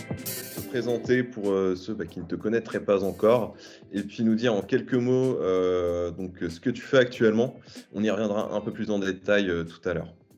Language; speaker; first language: French; native; French